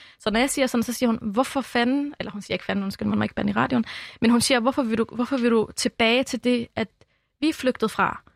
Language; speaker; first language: Danish; early bilingual, other home language; Arabic